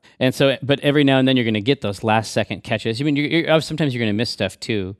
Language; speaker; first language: English; native; English